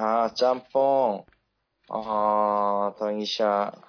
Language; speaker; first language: Chinese; non-native, learner; Korean